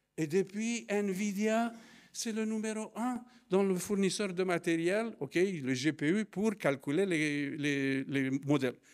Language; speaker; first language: French; non-native, fluent; Romanian